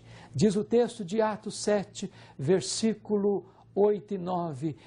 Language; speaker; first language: Portuguese; native; Portuguese